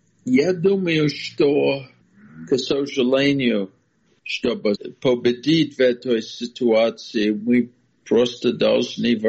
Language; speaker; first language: Russian; non-native, fluent; English